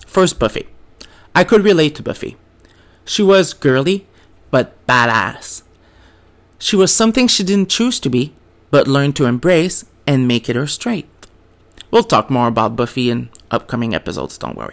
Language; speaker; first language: English; non-native, fluent; French